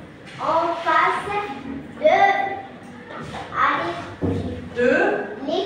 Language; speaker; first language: French; non-native, learner; Arabic